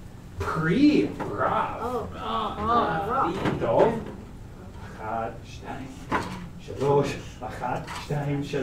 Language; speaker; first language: Hebrew; non-native, learner; English